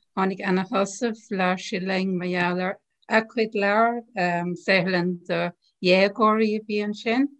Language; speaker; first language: Irish; non-native, local second language; English